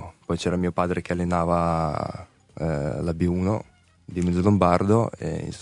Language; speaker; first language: Italian; early bilingual, other home language; Russian